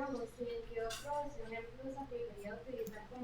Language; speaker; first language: Spanish; native; Spanish